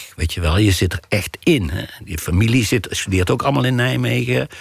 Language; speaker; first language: Dutch; native; Dutch